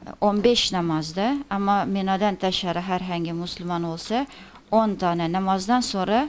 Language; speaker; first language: Turkish; non-native, fluent; Persian